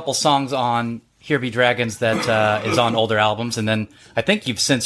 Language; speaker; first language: English; native; English